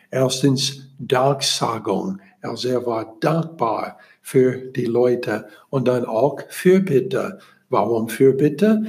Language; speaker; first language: German; non-native, learner; English